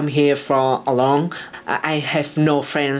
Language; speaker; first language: English; non-native, learner; Vietnamese